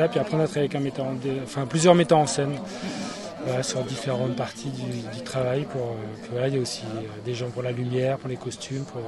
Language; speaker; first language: French; native; French